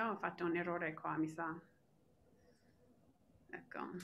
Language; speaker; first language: Italian; non-native, fluent; English